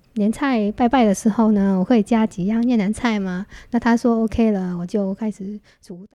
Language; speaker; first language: Chinese; non-native, fluent; Vietnamese